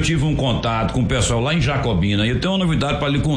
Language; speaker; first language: Portuguese; native; Portuguese